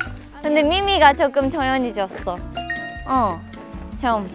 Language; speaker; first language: Korean; non-native, fluent; Japanese